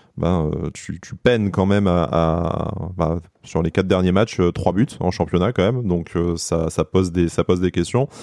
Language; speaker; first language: French; native; French